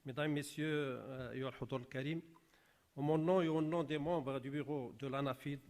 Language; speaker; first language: French; non-native, local second language; Arabic